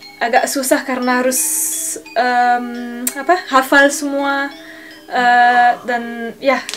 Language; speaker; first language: Indonesian; non-native, learner; French